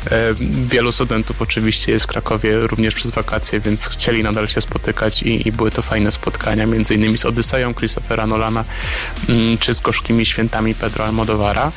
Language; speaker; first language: Polish; native; Polish